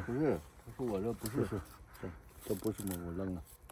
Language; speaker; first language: Chinese; native; Chinese